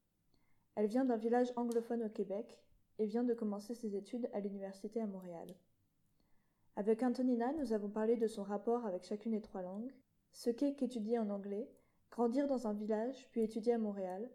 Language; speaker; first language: French; native; French